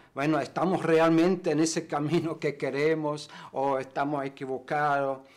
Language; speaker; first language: Spanish; non-native, fluent; German